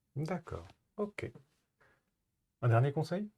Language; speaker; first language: French; native; French